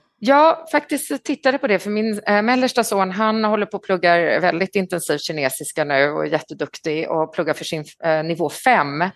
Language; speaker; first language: Swedish; native; Swedish